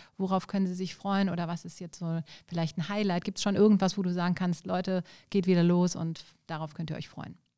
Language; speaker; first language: German; native; German